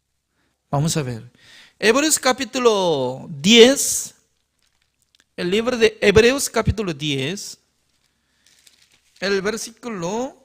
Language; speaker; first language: Spanish; non-native, learner; Korean